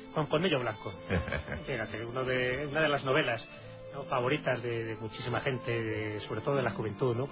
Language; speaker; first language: Spanish; native; Spanish